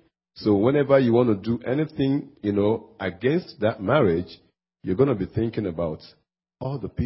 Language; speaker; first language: English; non-native, local second language; Igbo